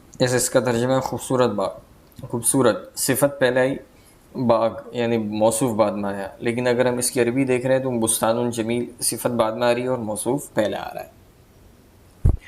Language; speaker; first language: Urdu; native; Urdu